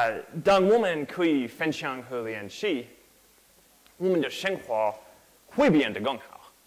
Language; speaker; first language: Chinese; non-native, learner; English